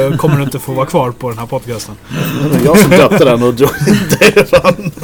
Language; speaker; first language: Swedish; native; Swedish